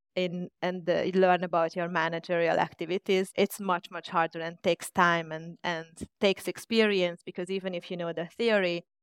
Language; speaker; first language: English; non-native, fluent; Hungarian